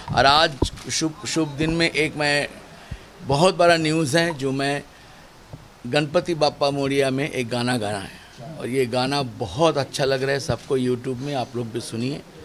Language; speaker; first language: Hindi; non-native, local second language; Bangla